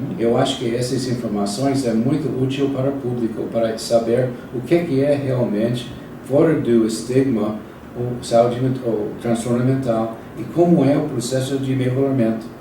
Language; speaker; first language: Portuguese; non-native, fluent; English